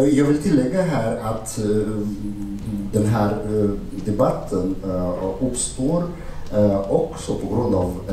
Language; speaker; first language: Swedish; non-native, fluent; Arabic